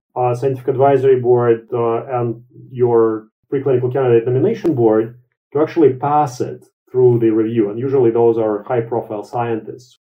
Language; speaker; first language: English; non-native, fluent; Latvian